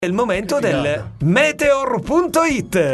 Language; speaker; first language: Italian; native; Italian